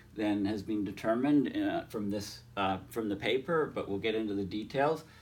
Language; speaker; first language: English; native; English